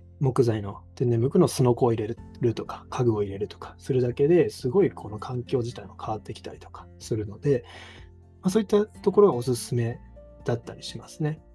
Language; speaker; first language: Japanese; native; Japanese